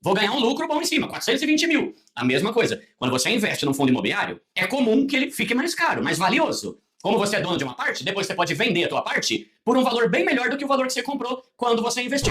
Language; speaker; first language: Portuguese; native; Portuguese